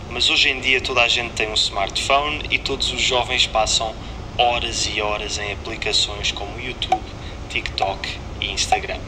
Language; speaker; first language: Portuguese; native; Portuguese